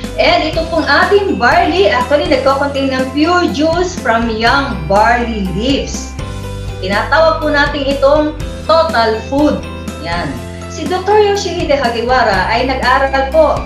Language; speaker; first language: Filipino; native; Filipino